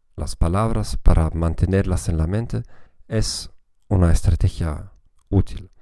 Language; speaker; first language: Spanish; non-native, fluent; German